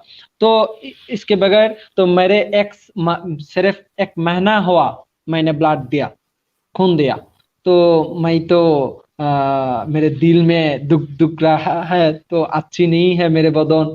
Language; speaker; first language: Hindi; non-native, learner; Bangla